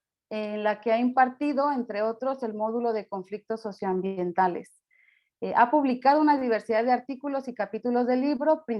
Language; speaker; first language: Spanish; native; Spanish